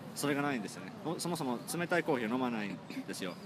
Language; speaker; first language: Japanese; non-native, fluent; Finnish